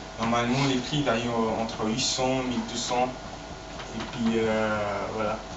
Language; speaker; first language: French; non-native, fluent; Portuguese